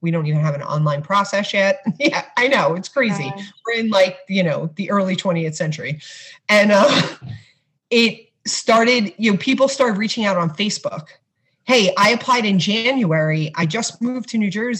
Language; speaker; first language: English; native; English